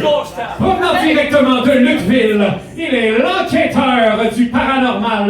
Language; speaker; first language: French; native; French